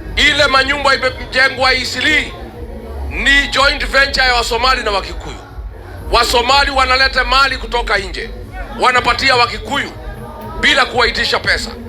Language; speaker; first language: Swahili; non-native, local second language; Kikuyu